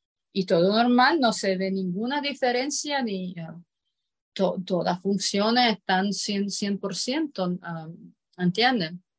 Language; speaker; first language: Spanish; non-native, fluent; Croatian